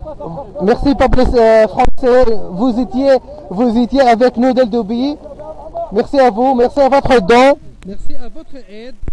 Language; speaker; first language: French; non-native, fluent; Arabic